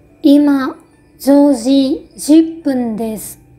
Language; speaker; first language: Japanese; non-native, fluent; Vietnamese